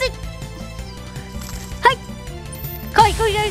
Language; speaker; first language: Japanese; native; Japanese